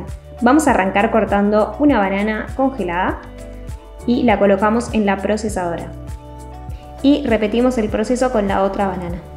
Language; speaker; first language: Spanish; native; Spanish